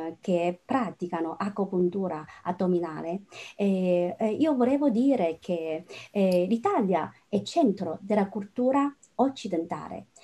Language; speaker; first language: Italian; non-native, fluent; Chinese